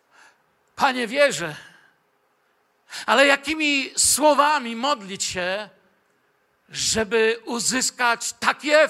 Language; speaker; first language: Polish; native; Polish